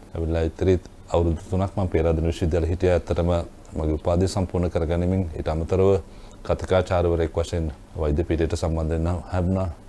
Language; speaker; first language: Sinhala; non-native, local second language; Tamil